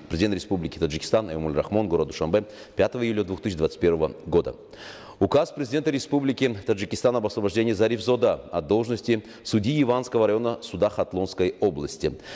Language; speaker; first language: Russian; non-native, local second language; Tajik